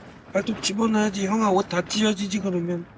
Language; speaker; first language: Korean; native; Korean